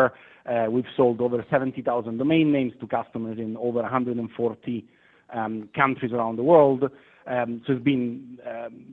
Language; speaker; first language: English; non-native, fluent; Italian